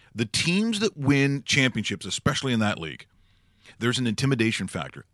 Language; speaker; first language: English; native; English